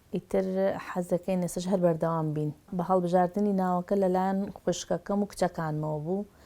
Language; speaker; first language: Central Kurdish; non-native, local second language; Gurani